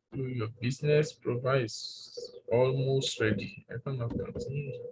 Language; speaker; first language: English; non-native, local second language; Yoruba